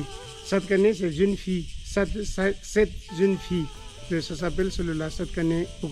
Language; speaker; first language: French; non-native, learner; Nepali